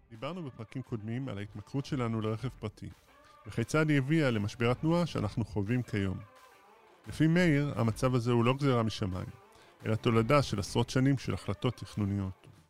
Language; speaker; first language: Hebrew; native; Hebrew